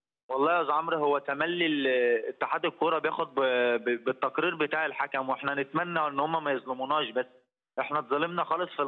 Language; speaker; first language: Arabic; native; Arabic